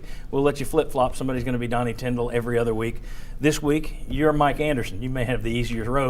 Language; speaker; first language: English; native; English